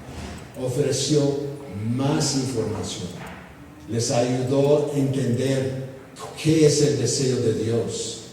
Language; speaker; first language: Spanish; non-native, fluent; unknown